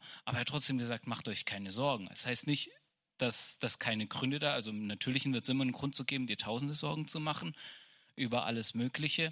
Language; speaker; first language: German; native; German